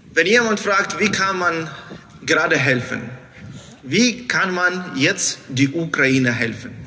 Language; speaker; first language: German; non-native, fluent; Ukrainian